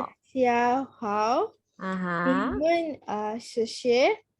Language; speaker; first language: Chinese; non-native, learner; Malay